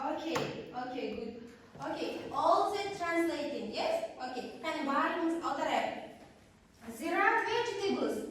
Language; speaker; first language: English; non-native, learner; Kazakh